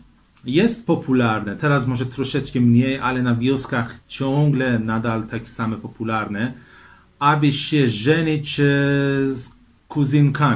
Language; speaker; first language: Polish; non-native, fluent; Persian